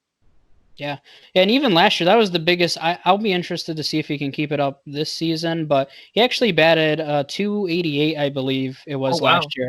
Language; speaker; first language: English; native; English